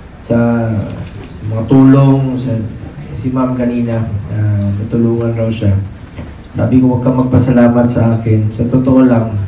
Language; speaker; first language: Filipino; non-native, local second language; Cebuano